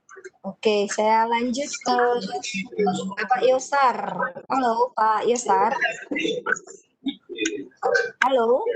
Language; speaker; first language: Indonesian; native; Indonesian